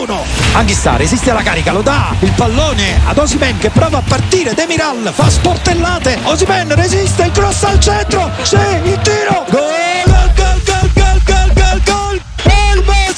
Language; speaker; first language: Italian; native; Italian